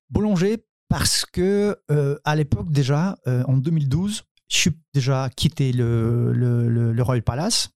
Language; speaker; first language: French; non-native, fluent; Ukrainian